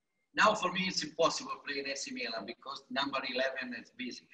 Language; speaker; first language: English; non-native, learner; Italian